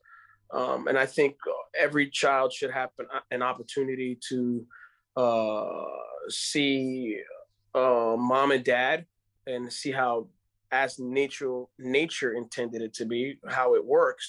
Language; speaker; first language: English; non-native, fluent; Spanish